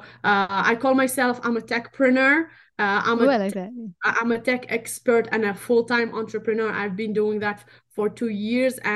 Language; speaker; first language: English; non-native, fluent; Arabic